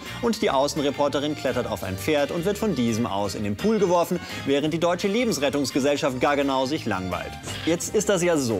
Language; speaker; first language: German; native; German